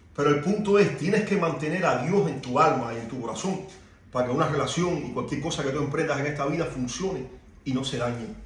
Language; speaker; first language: Spanish; native; Spanish